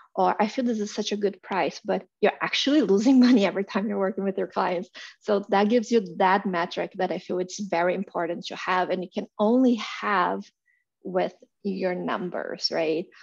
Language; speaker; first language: English; non-native, fluent; Portuguese